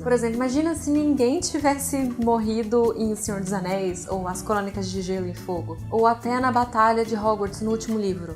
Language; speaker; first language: Portuguese; native; Portuguese